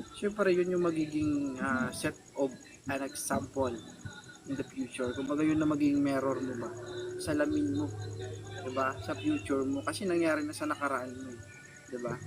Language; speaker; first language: Filipino; native; Filipino